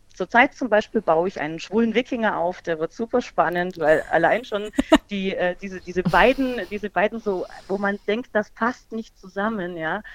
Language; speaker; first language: German; native; German